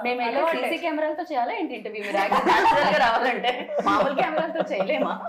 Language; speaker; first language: Telugu; native; Telugu